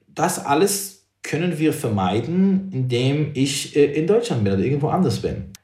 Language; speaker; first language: German; non-native, fluent; English